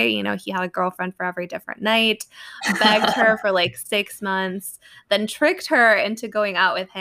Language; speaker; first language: English; native; English